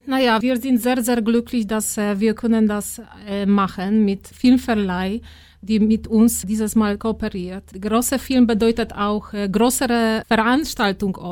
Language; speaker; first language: German; non-native, fluent; Polish